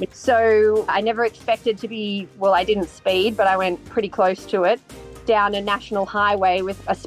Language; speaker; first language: English; native; English